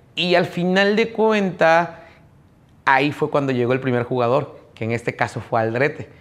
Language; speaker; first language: Spanish; native; Spanish